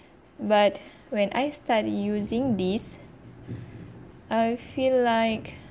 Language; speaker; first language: English; non-native, learner; Malay